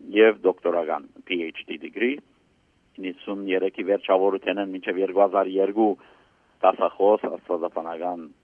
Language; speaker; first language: Armenian; early bilingual, heritage; Armenian